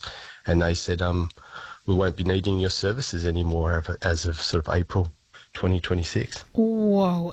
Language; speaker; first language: English; native; English